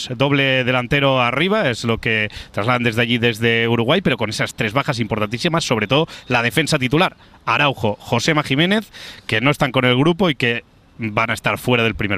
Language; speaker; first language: Spanish; native; Spanish